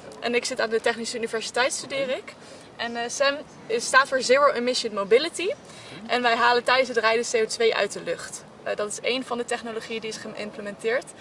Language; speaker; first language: Dutch; native; Dutch